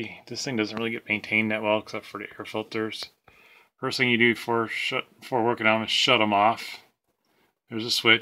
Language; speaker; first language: English; native; English